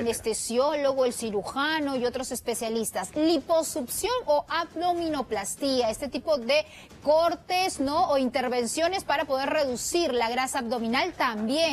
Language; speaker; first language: Spanish; native; Spanish